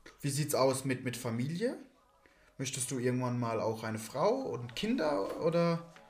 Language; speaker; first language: German; native; German